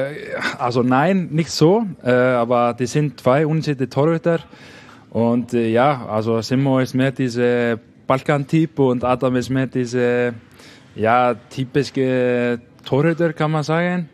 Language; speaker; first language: German; non-native, learner; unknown